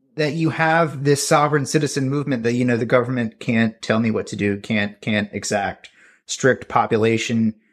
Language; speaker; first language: English; native; English